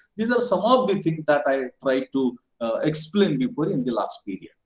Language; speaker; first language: English; non-native, local second language; Marathi